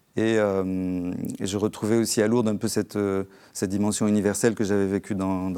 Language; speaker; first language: French; native; French